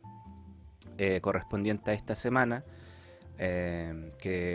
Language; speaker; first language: Spanish; native; Spanish